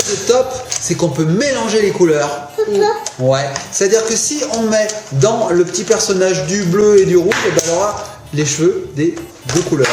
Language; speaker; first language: French; native; French